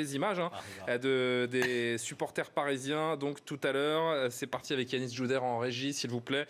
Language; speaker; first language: French; native; French